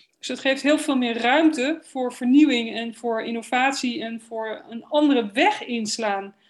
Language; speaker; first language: Dutch; native; Dutch